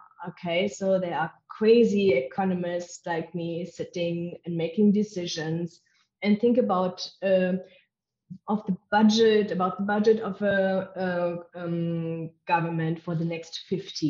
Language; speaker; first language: English; non-native, fluent; German